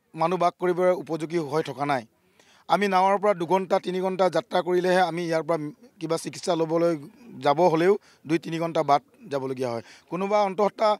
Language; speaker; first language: Assamese; native; Assamese